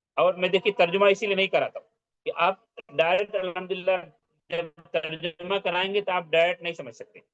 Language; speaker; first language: Urdu; native; Urdu